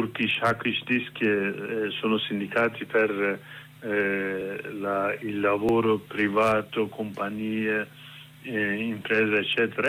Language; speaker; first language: Italian; non-native, learner; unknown